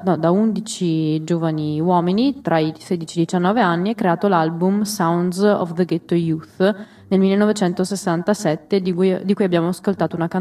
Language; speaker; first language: Italian; native; Italian